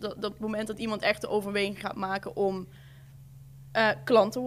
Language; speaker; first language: Dutch; native; Dutch